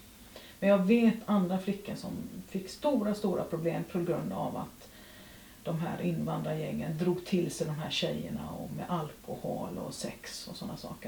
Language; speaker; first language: Swedish; native; Swedish